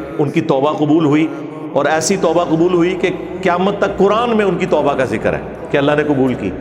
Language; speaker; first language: Urdu; native; Urdu